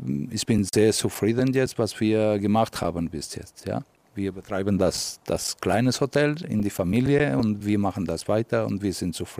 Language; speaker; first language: German; non-native, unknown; Catalan